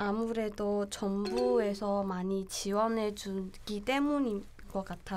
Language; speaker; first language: Korean; non-native, learner; Chinese